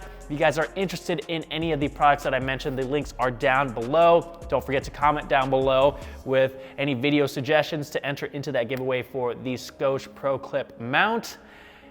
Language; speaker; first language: English; native; English